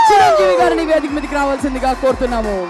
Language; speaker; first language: Telugu; native; Telugu